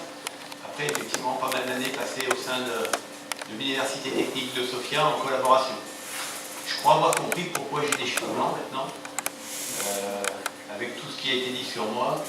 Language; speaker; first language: French; native; French